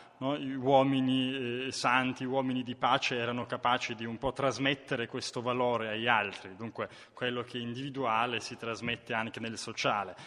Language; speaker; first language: Italian; non-native, fluent; Ukrainian